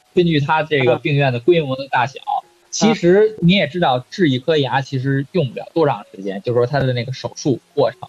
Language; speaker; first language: Chinese; native; Chinese